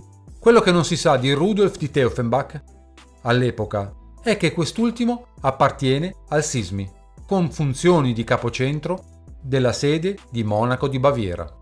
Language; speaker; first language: Italian; native; Italian